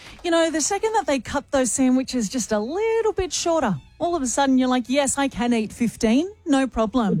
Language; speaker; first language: English; native; English